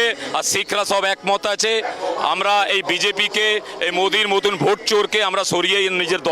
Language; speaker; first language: Bangla; non-native, local second language; Punjabi